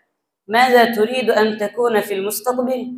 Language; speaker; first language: Arabic; non-native, learner; Bangla